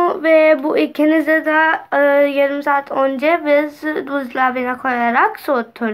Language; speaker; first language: Turkish; non-native, learner; Urdu